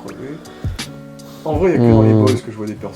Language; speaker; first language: French; native; French